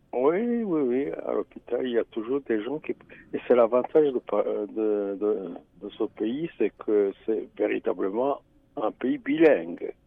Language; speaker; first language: French; non-native, local second language; Rundi